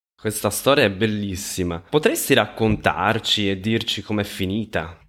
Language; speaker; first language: Italian; native; Italian